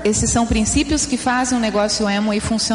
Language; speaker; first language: Portuguese; native; Portuguese